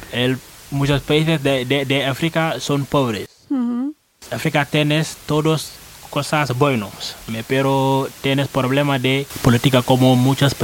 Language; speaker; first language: Spanish; non-native, learner; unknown